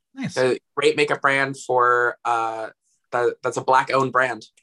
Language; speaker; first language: English; native; English